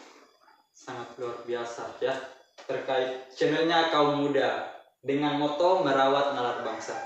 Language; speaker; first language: Indonesian; native; Indonesian